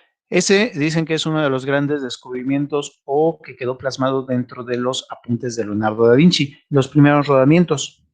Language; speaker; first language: Spanish; native; Spanish